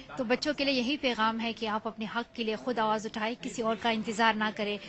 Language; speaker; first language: Urdu; non-native, local second language; Pashto